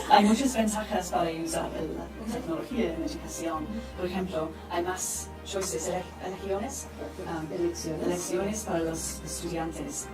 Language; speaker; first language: Spanish; non-native, learner; Japanese